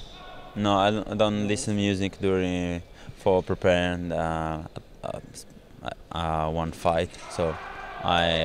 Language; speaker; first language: English; non-native, learner; Italian